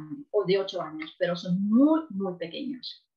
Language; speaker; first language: Spanish; non-native, fluent; Italian